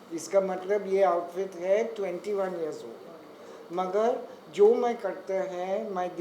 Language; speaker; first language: Hindi; non-native, local second language; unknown